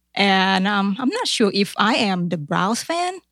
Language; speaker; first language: English; non-native, fluent; Thai